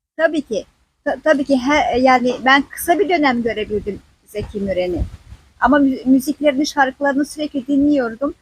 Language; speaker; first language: Turkish; native; Turkish